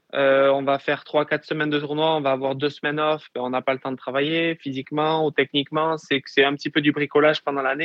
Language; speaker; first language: French; native; French